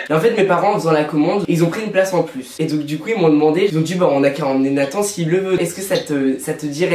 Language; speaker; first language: French; native; French